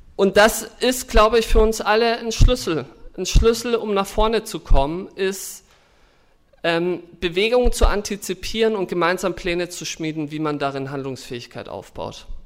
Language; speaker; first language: German; native; German